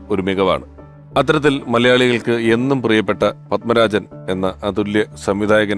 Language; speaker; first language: Malayalam; native; Malayalam